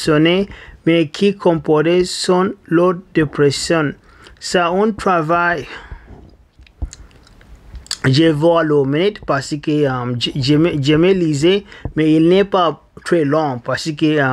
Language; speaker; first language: French; non-native, learner; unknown